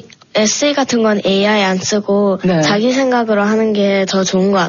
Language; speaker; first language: Korean; early bilingual, heritage; Korean